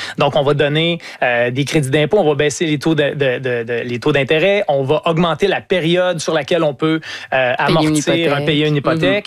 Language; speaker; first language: French; native; French